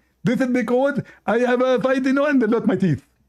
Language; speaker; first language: English; non-native, fluent; Arabic